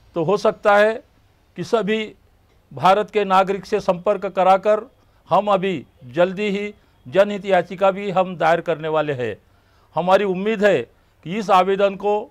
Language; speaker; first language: Hindi; non-native, local second language; Marathi